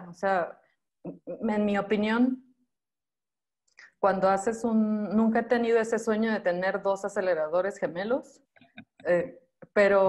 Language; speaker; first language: Spanish; native; Spanish